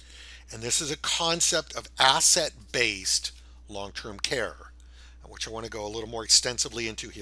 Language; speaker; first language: English; native; English